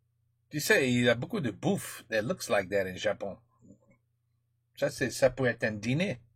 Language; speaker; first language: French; non-native, learner; English